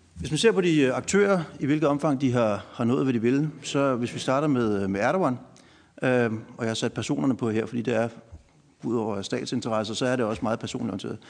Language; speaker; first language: Danish; native; Danish